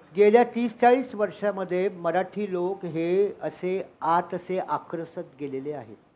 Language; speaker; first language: Marathi; native; Marathi